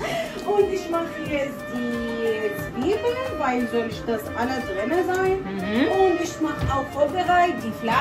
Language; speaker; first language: German; non-native, learner; Arabic